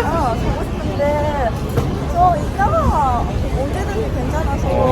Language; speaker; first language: Korean; non-native, learner; Japanese